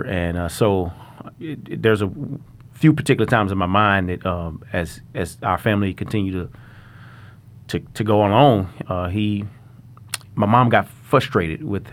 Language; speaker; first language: English; native; English